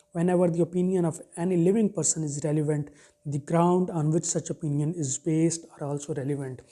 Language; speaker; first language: English; non-native, local second language; Urdu